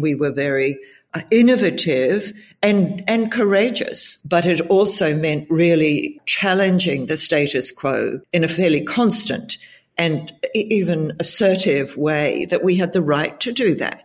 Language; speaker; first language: English; native; English